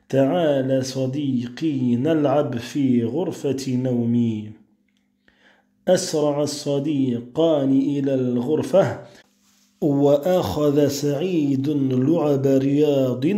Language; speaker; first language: Arabic; non-native, fluent; French